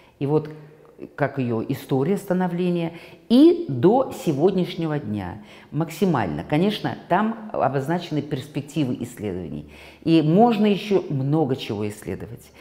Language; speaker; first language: Russian; native; Russian